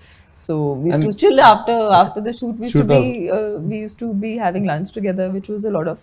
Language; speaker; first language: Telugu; non-native, fluent; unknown